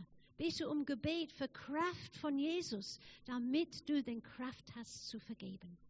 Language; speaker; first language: German; non-native, fluent; English